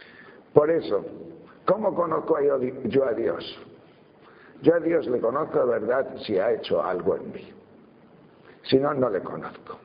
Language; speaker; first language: Spanish; native; Spanish